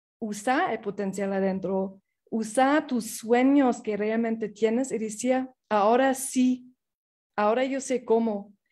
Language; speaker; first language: Spanish; non-native, fluent; English